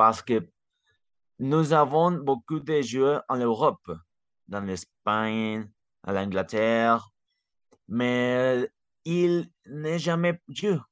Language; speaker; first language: French; non-native, learner; Spanish